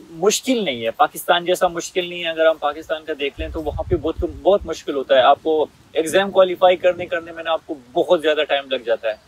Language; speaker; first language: Hindi; non-native, local second language; Pashto